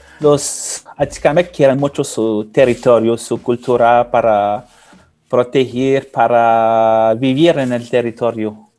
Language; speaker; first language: Spanish; non-native, learner; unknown